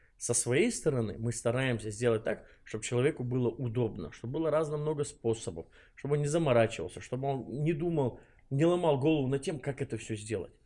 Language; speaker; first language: Russian; non-native, local second language; Chechen